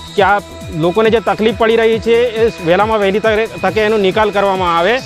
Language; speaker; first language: Gujarati; native; Gujarati